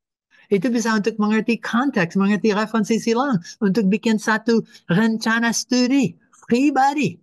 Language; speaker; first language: Indonesian; non-native, fluent; English